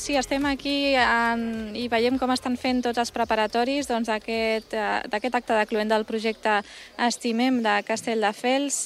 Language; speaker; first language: Catalan; native; Catalan